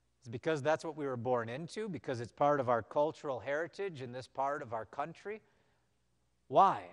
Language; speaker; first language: English; native; English